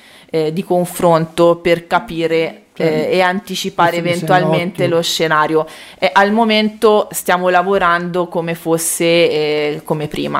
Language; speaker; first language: Italian; native; Italian